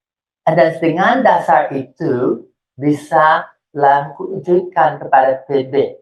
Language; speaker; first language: Indonesian; non-native, fluent; English